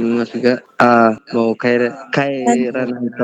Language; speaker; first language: Japanese; non-native, learner; Indonesian